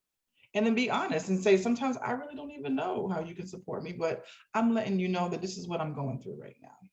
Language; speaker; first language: English; native; English